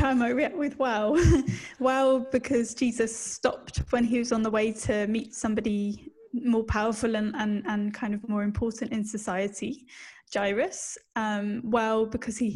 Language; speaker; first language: English; native; English